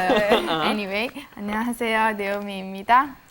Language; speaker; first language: Korean; non-native, learner; English